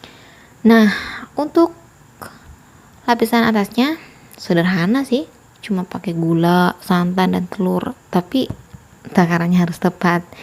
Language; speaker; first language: Indonesian; native; Indonesian